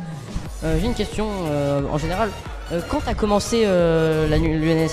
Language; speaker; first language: French; native; French